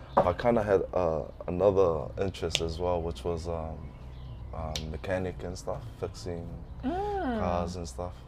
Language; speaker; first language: English; early bilingual, other home language; Tongan